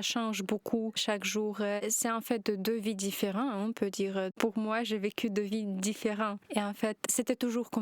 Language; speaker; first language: French; non-native, learner; Ukrainian